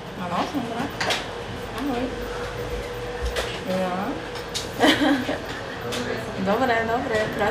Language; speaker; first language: Slovak; non-native, learner; Chinese